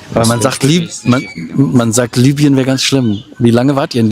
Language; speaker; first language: German; native; German